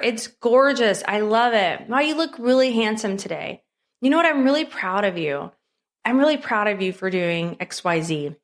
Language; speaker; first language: English; native; English